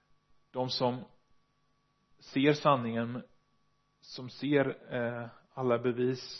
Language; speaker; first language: Swedish; non-native, fluent; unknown